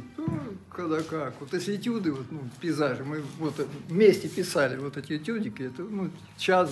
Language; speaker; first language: Russian; native; Russian